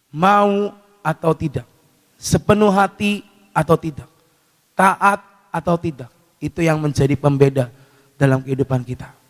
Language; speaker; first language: Indonesian; native; Indonesian